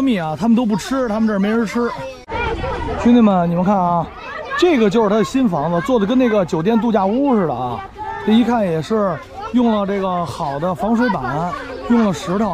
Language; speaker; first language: Chinese; native; Chinese